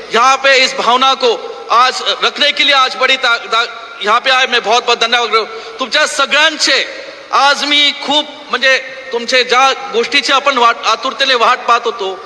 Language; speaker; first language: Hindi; non-native, local second language; Marathi